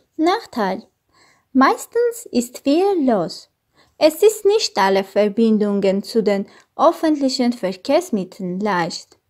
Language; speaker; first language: German; non-native, learner; Armenian